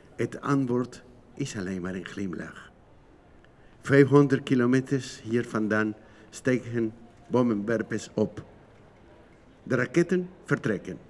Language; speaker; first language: Dutch; non-native, fluent; Spanish